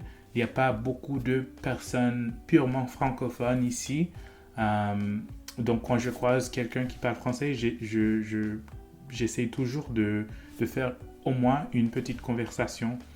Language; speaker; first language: French; non-native, fluent; English